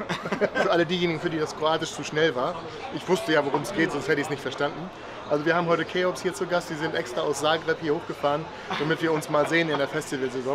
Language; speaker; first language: German; native; German